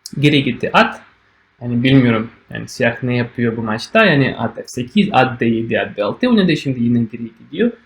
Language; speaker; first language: Turkish; non-native, fluent; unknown